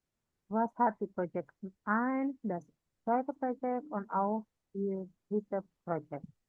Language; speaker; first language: German; non-native, fluent; Indonesian